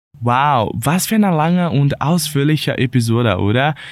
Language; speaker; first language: German; non-native, fluent; Portuguese